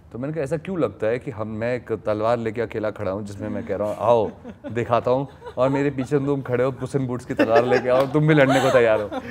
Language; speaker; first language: Hindi; native; Hindi